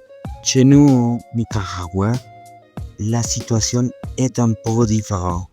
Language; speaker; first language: French; non-native, fluent; Spanish